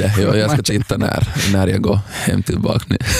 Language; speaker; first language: Swedish; non-native, local second language; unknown